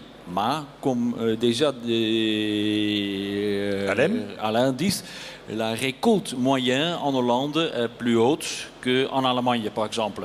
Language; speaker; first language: French; non-native, learner; Dutch